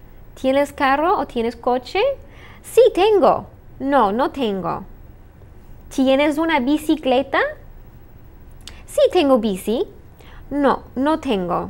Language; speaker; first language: Spanish; non-native, fluent; English